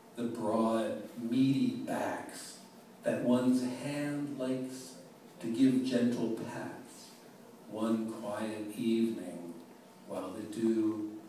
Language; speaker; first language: English; native; English